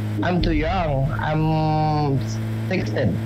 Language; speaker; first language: English; non-native, learner; Indonesian